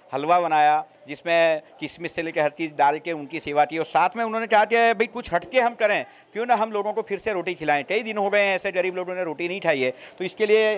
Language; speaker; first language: Hindi; native; Hindi